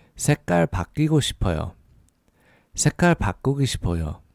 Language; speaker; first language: Korean; non-native, fluent; English